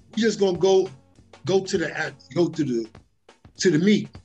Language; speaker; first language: English; native; English